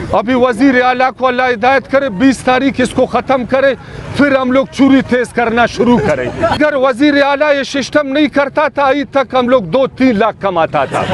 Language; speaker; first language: Urdu; non-native, local second language; Pashto